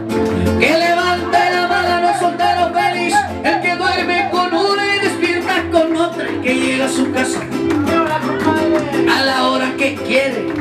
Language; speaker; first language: Spanish; native; Spanish